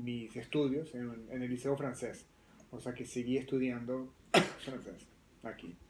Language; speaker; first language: Spanish; early bilingual, other home language; French